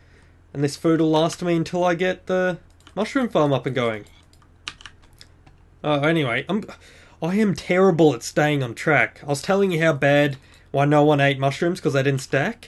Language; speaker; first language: English; native; English